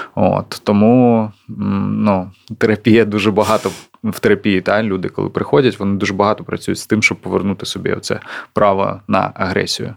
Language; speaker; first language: Ukrainian; non-native, local second language; Russian